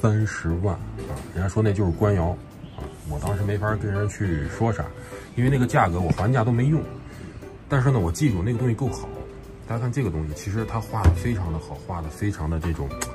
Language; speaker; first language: Chinese; native; Chinese